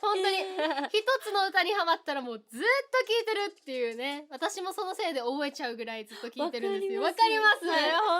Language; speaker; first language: Japanese; native; Japanese